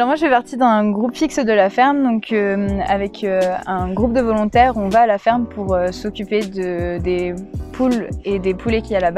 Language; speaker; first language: French; native; French